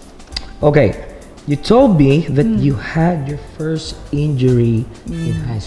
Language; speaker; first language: English; non-native, local second language; Filipino